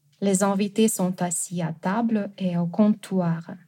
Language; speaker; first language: French; non-native, fluent; Russian